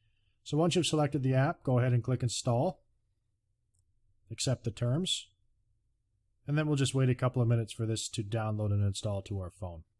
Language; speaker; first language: English; native; English